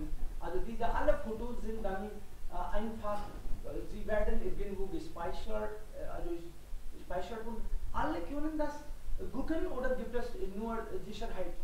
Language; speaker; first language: German; non-native, fluent; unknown